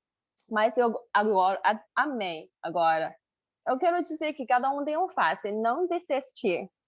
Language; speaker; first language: Portuguese; non-native, learner; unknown